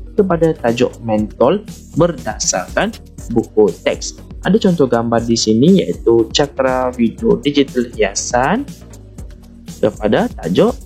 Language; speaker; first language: Malay; non-native, local second language; Chinese